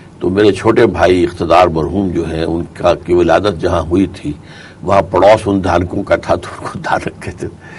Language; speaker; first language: Urdu; native; Urdu